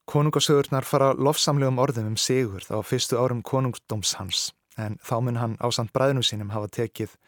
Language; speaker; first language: Icelandic; native; Icelandic